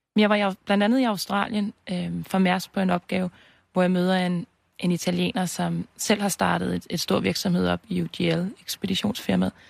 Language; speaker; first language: Danish; native; Danish